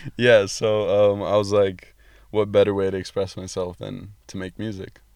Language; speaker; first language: English; early bilingual, other home language; Arabic